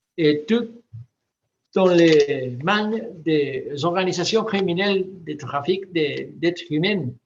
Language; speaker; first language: French; non-native, fluent; Spanish